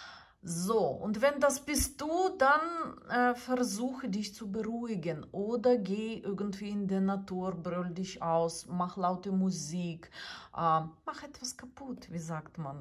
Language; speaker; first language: German; non-native, fluent; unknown